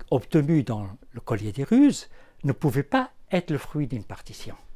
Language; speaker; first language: French; non-native, local second language; Arabic